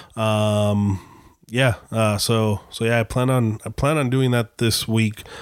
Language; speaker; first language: English; native; English